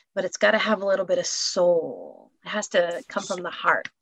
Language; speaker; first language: English; native; English